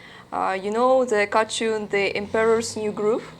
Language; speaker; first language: English; non-native, learner; Russian